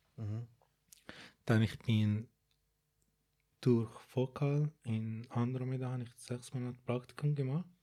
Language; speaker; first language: German; non-native, fluent; Arabic